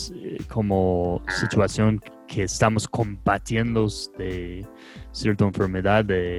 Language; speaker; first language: Spanish; non-native, fluent; English